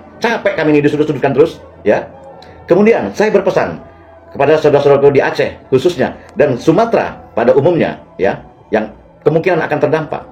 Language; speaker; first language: Indonesian; native; Indonesian